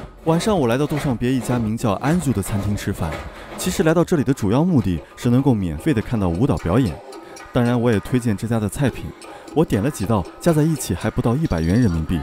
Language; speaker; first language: Chinese; native; Chinese